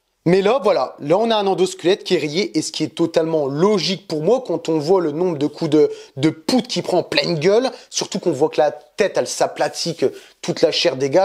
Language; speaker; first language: French; native; French